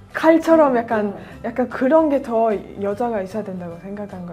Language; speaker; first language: Korean; non-native, fluent; Russian